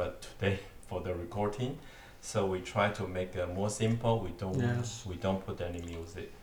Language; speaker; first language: English; non-native, learner; Chinese